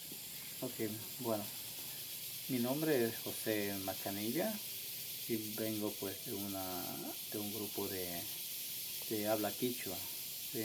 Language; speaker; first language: Spanish; non-native, local second language; Quechua